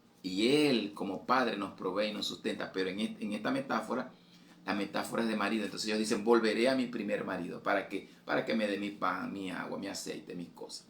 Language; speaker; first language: Spanish; native; Spanish